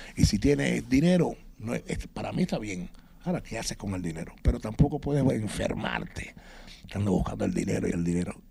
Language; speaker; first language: Spanish; native; Spanish